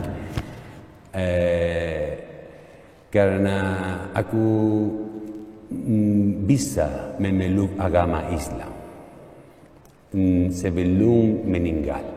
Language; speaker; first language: Indonesian; non-native, learner; Spanish